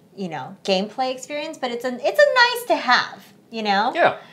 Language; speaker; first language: English; early bilingual, other home language; Chinese